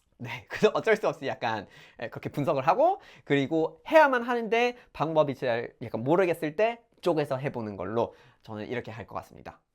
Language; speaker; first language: Korean; non-native, fluent; English